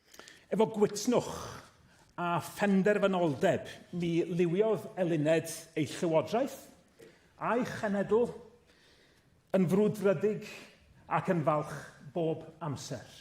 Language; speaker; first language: Welsh; native; Welsh